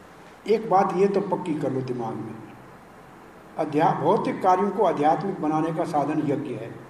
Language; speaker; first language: Hindi; native; Hindi